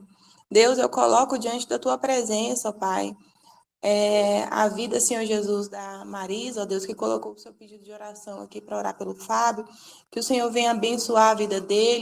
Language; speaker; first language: Portuguese; native; Portuguese